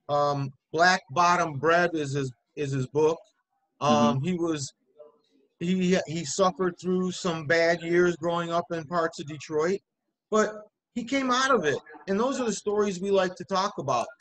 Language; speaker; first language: English; native; English